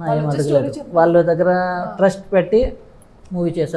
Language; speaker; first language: Telugu; non-native, local second language; Kannada